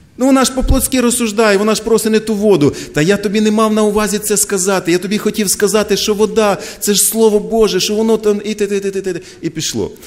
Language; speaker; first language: Ukrainian; non-native, local second language; Russian